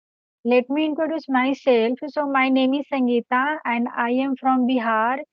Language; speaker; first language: English; non-native, learner; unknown